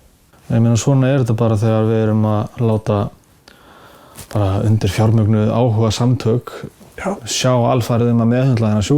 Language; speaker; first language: Icelandic; native; Icelandic